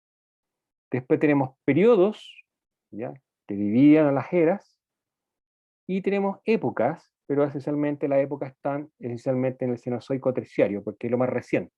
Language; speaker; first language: Spanish; native; Spanish